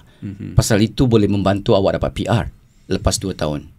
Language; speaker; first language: Malay; native; Malay